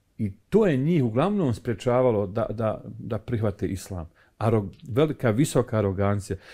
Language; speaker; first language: Bosnian; native; Bosnian